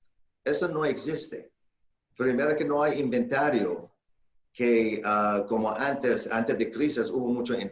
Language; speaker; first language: Spanish; non-native, fluent; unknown